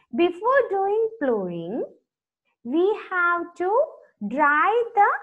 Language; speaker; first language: English; non-native, local second language; Malayalam